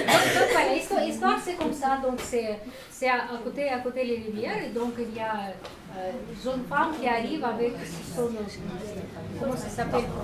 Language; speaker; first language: French; non-native, learner; Russian